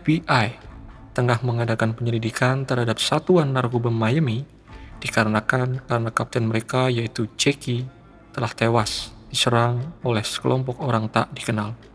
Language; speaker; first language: Indonesian; native; Indonesian